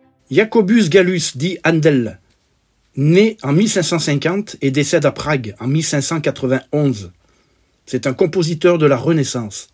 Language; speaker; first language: French; native; French